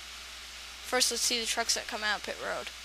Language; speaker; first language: English; native; English